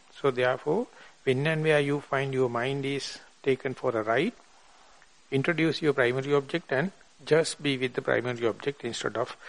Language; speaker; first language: English; non-native, local second language; Sinhala